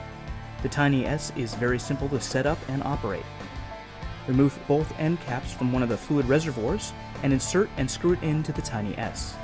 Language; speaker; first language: English; native; English